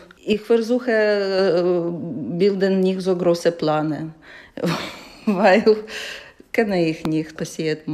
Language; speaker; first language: German; non-native, learner; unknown